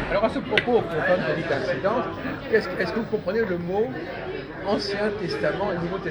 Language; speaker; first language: French; native; French